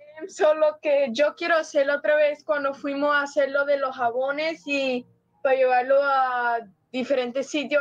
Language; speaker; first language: Spanish; early bilingual, heritage; Spanish